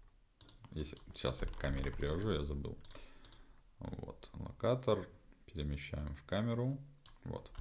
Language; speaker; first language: Russian; native; Russian